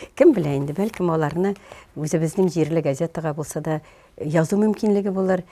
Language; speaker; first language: Tatar; native; Tatar